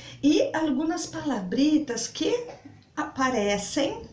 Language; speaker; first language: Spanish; non-native, learner; Portuguese